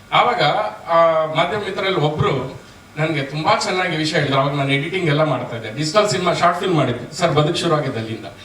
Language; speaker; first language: Kannada; native; Kannada